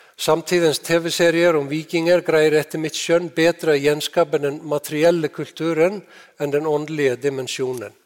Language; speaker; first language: Norwegian; non-native, fluent; Icelandic